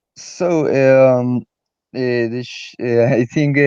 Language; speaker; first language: English; non-native, learner; Spanish